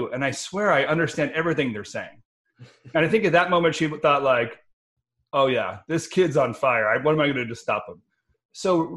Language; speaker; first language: English; native; English